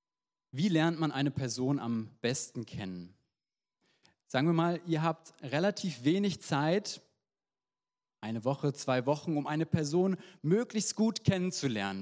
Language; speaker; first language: German; native; German